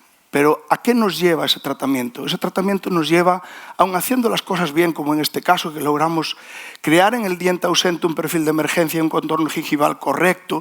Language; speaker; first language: Spanish; native; Spanish